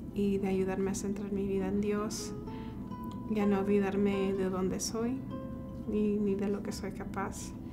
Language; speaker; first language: Spanish; early bilingual, heritage; Spanish